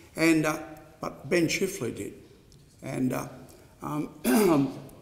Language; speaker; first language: English; native; English